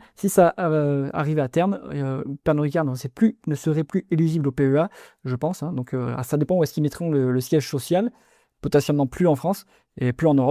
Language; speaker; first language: French; native; French